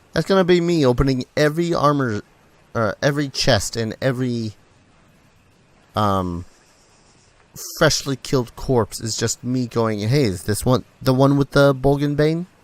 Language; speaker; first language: English; native; English